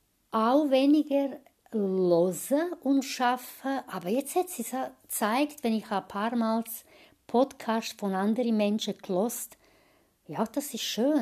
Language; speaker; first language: German; non-native, fluent; Croatian